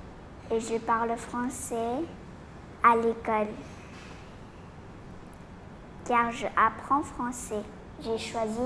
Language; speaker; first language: French; non-native, learner; Chinese